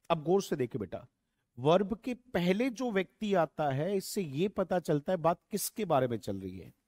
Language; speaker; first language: Hindi; native; Hindi